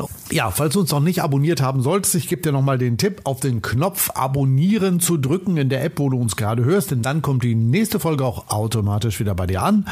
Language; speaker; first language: German; native; German